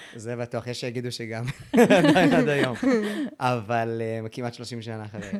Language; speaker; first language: Hebrew; early bilingual, other home language; English